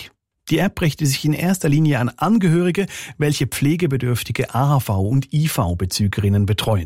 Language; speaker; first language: German; native; German